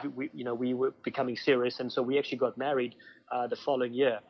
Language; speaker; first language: English; native; English